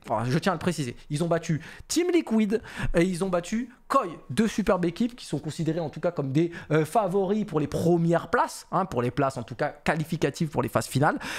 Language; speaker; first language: French; native; French